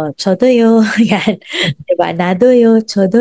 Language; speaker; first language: Korean; non-native, fluent; Filipino